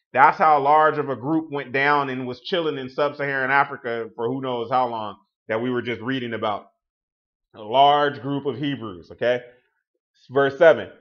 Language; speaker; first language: English; native; English